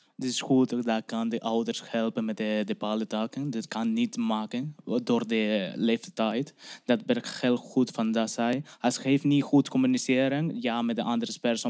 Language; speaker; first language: Dutch; non-native, learner; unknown